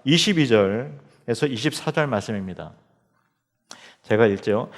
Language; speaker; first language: Korean; native; Korean